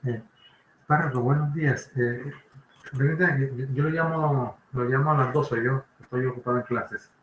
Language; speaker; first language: Spanish; native; Spanish